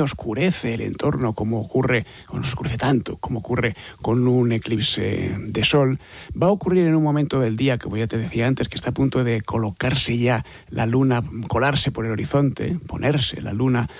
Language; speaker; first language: Spanish; native; Spanish